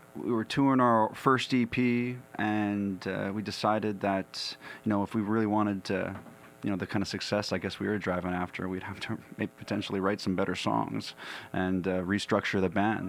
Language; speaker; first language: English; native; English